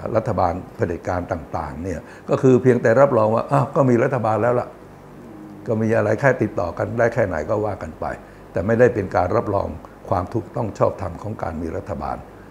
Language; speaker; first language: Thai; native; Thai